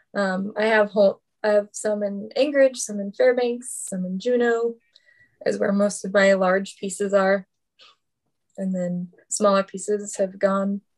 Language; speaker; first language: English; native; English